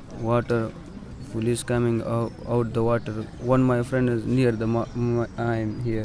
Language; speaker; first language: English; non-native, learner; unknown